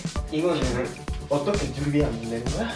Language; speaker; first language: Korean; non-native, learner; Japanese